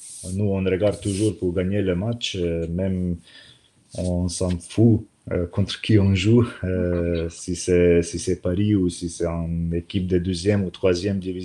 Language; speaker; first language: French; non-native, learner; Slovenian